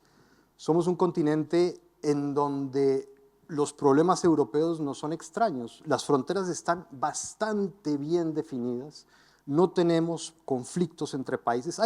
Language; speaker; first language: Spanish; native; Spanish